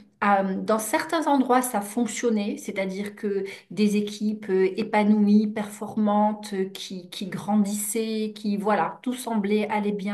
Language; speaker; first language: French; native; French